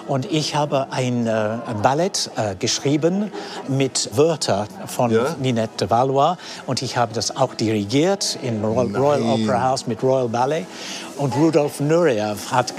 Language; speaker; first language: German; non-native, fluent; English